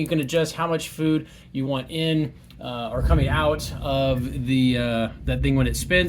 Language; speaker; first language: English; native; English